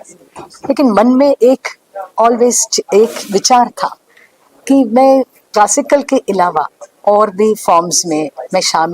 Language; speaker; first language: Hindi; non-native, fluent; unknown